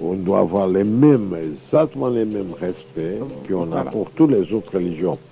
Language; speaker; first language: French; non-native, fluent; Portuguese